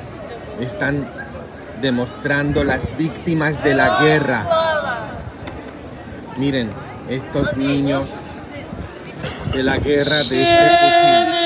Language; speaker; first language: Spanish; non-native, fluent; Polish